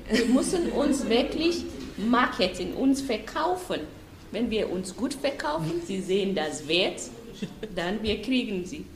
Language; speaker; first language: German; non-native, fluent; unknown